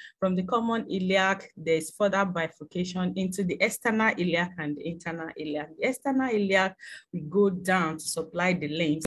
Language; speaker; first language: English; non-native, local second language; Yoruba